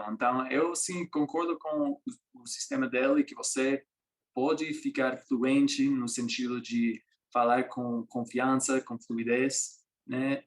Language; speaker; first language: Portuguese; non-native, fluent; English